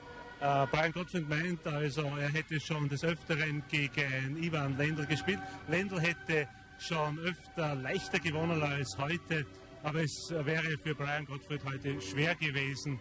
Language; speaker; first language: German; native; German